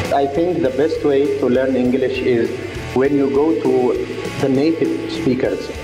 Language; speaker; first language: English; non-native, fluent; Arabic